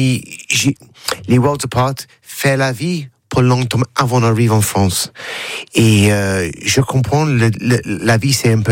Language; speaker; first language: French; non-native, learner; English